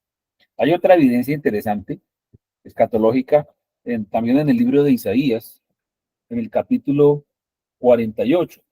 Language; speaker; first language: Spanish; native; Spanish